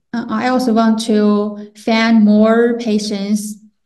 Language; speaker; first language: English; non-native, fluent; Chinese